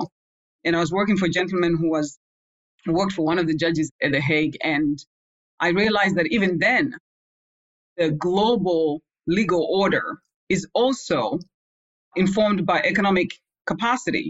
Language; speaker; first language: English; non-native, local second language; Shona